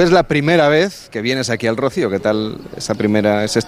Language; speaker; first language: Spanish; native; Spanish